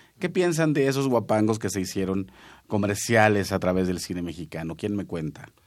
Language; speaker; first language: Spanish; non-native, local second language; Nahuatl languages